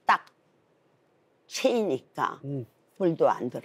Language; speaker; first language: Korean; native; Korean